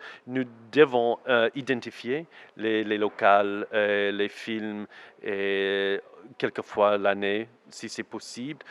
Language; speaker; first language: French; non-native, learner; English